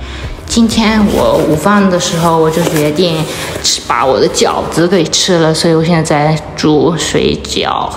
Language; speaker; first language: Chinese; early bilingual, heritage; Chinese